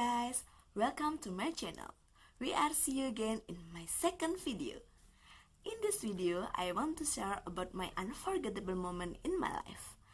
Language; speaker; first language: English; non-native, learner; Indonesian